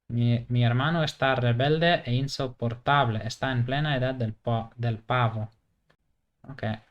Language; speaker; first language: Spanish; non-native, fluent; English